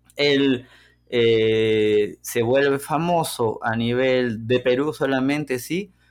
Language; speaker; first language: Spanish; native; Spanish